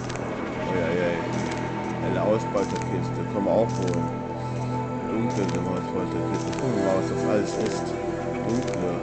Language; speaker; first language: German; native; German